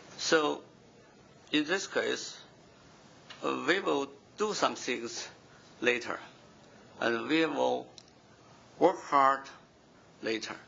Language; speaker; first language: English; non-native, fluent; Chinese